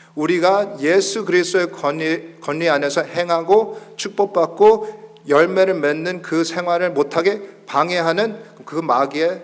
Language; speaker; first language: Korean; early bilingual, heritage; Korean